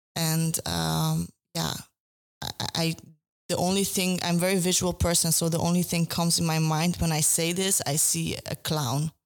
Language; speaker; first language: English; non-native, fluent; Persian